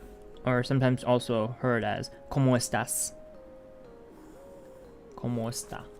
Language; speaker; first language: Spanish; non-native, learner; English